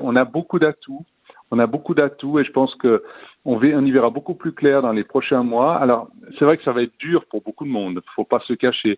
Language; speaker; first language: French; native; French